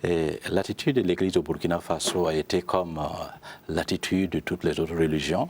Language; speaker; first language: French; non-native, local second language; Mossi